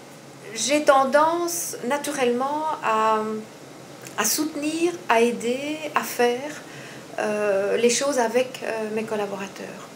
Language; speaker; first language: French; native; French